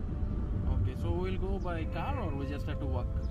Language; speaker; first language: English; non-native, fluent; Bangla